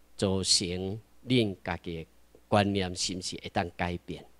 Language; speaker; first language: Chinese; non-native, local second language; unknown